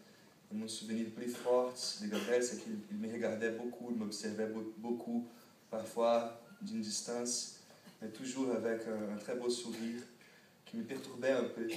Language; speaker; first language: French; non-native, fluent; Portuguese